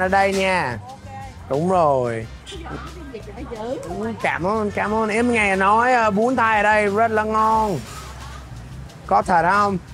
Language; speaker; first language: Vietnamese; non-native, fluent; English